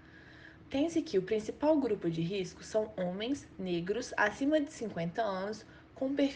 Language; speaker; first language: Portuguese; native; Portuguese